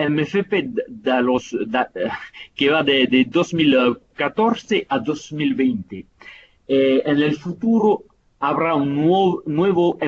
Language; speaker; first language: Spanish; non-native, fluent; Italian